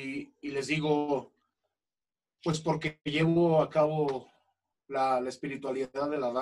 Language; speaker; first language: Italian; non-native, learner; Spanish